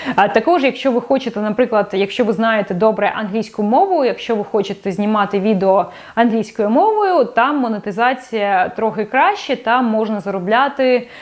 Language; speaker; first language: Ukrainian; non-native, local second language; Russian